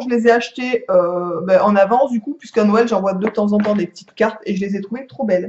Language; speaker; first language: French; native; French